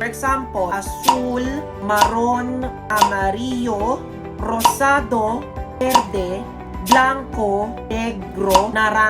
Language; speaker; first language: Spanish; non-native, learner; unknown